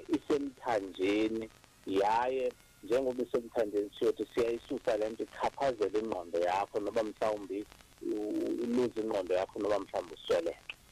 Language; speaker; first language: Zulu; non-native, local second language; Xhosa